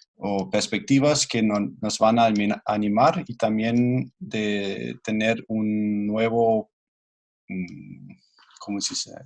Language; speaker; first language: Spanish; non-native, fluent; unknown